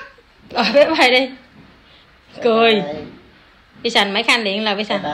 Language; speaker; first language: Vietnamese; native; Vietnamese